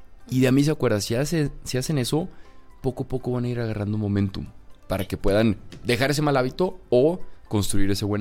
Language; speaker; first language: Spanish; native; Spanish